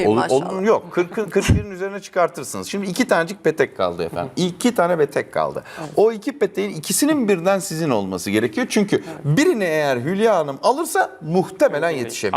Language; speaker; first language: Turkish; native; Turkish